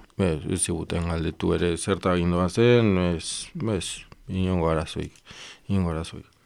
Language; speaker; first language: Basque; native; Basque